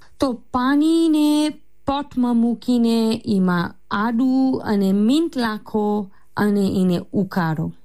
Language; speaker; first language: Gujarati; early bilingual, heritage; Gujarati